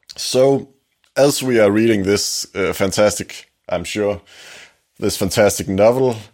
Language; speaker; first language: English; non-native, fluent; Danish